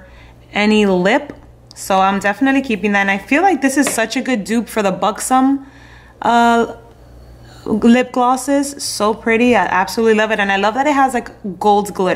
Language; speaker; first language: English; native; English